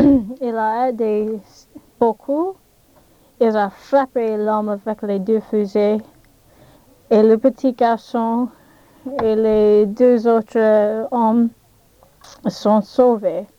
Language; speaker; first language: French; non-native, learner; English